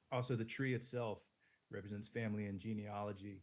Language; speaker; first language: English; native; English